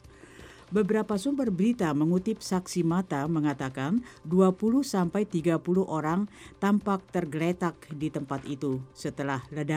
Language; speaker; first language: Indonesian; native; Indonesian